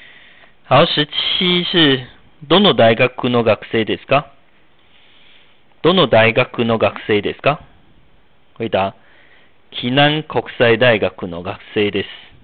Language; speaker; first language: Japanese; non-native, fluent; Chinese